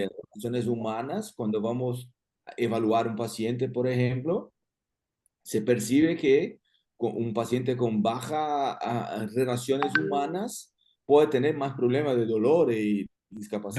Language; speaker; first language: Spanish; non-native, fluent; Portuguese